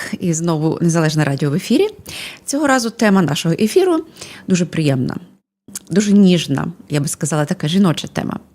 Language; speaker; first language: Ukrainian; native; Ukrainian